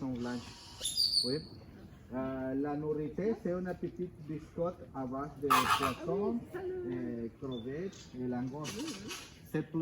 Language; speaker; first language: French; non-native, learner; Spanish